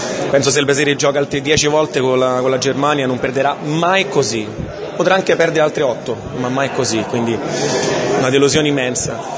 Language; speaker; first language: Italian; non-native, fluent; Portuguese